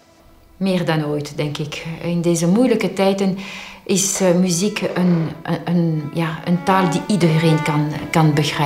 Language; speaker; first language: Dutch; non-native, local second language; French